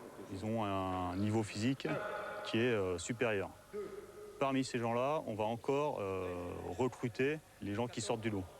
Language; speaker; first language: French; native; French